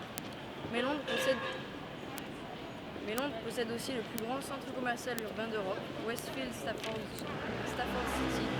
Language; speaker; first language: French; native; French